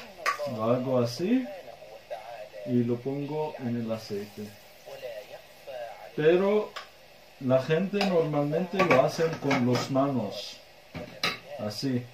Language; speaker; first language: Spanish; non-native, fluent; Arabic